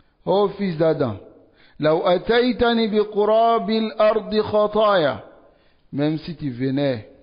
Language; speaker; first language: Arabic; non-native, fluent; Dyula